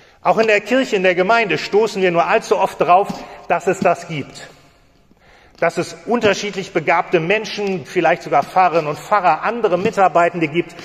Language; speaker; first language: German; native; German